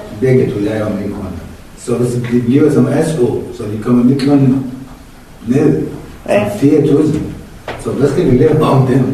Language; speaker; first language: Danish; non-native, learner; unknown